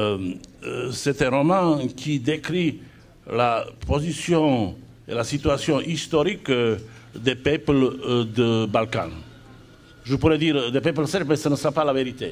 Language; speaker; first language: French; non-native, fluent; Serbian